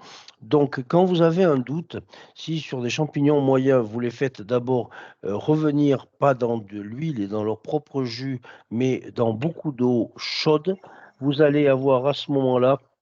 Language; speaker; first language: French; native; French